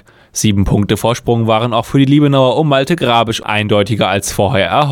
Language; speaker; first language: German; native; German